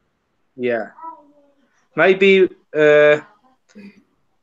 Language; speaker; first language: English; non-native, learner; Kurdish